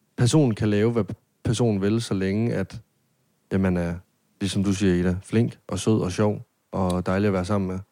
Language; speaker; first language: Danish; native; Danish